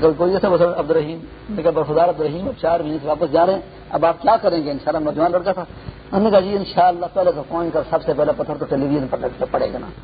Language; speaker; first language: Urdu; non-native, local second language; Pashto